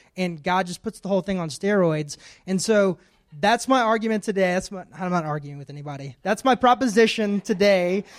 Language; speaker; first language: English; native; English